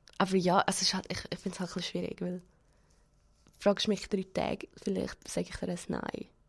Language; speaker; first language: German; early bilingual, other home language; Spanish